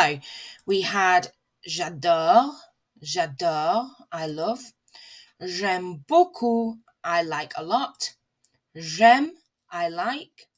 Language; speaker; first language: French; non-native, fluent; English